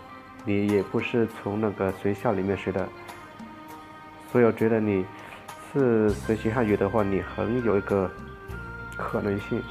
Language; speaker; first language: Chinese; non-native, fluent; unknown